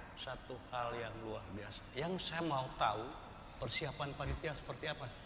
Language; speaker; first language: Indonesian; non-native, local second language; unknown